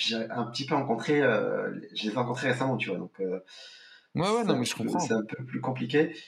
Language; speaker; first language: French; non-native, local second language; Arabic